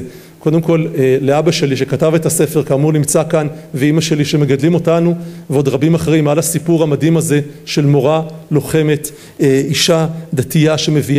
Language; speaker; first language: Hebrew; native; Hebrew